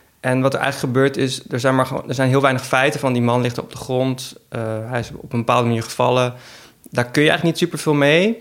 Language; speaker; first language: Dutch; native; Dutch